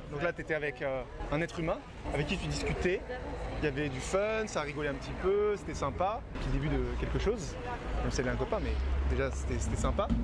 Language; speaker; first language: French; native; French